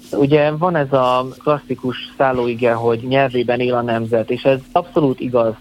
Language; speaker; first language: Hungarian; native; Hungarian